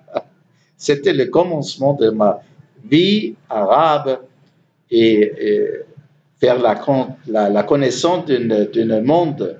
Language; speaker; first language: French; non-native, learner; German